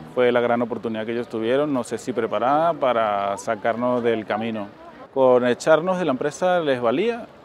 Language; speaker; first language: Spanish; native; Spanish